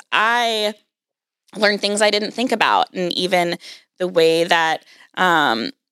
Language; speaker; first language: English; native; English